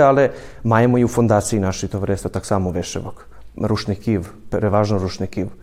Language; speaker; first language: Ukrainian; early bilingual, heritage; Ukrainian